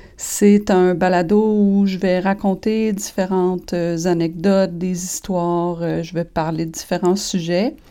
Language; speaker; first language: French; native; French